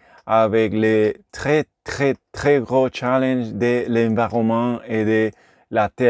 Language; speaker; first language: French; non-native, learner; Spanish